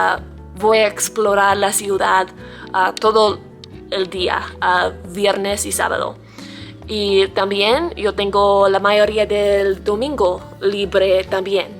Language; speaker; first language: Spanish; non-native, learner; English